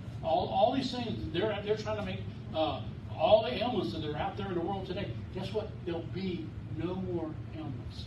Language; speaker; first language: English; native; English